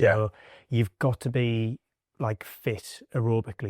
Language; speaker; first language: English; native; English